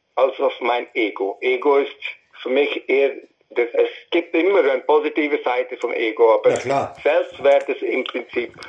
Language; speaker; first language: German; non-native, fluent; English